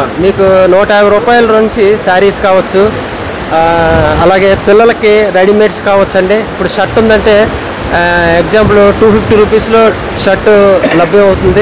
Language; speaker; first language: Telugu; native; Telugu